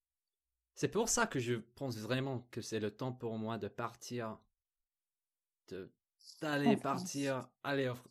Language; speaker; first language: French; non-native, fluent; English